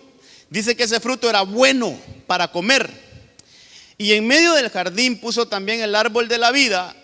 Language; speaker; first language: Spanish; native; Spanish